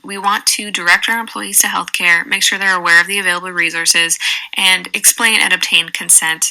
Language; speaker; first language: English; native; English